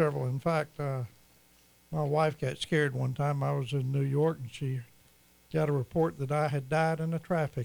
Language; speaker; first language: English; native; English